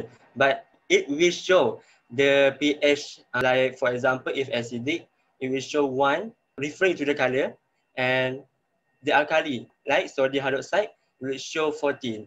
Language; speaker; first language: English; non-native, local second language; Malay